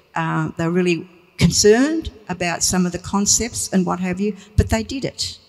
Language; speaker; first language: English; native; English